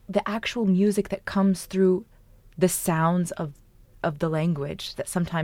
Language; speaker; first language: English; native; English